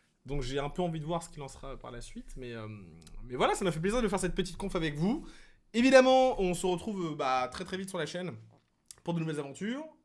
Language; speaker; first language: French; native; French